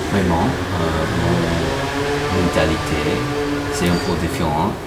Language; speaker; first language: French; non-native, learner; English